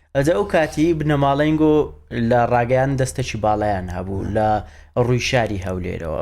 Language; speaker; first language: Central Kurdish; native; Central Kurdish